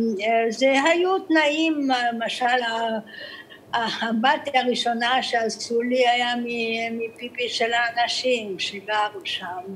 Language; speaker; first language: Hebrew; early bilingual, other home language; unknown